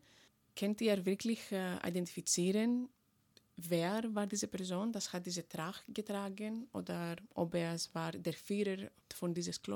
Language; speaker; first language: German; non-native, fluent; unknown